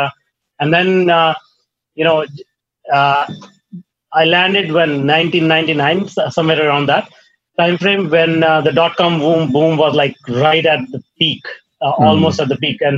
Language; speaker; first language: English; non-native, local second language; Hindi